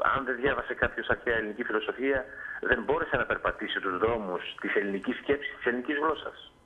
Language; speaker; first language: Greek; native; Greek